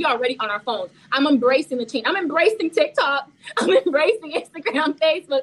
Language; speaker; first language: English; early bilingual, other home language; Haitian Creole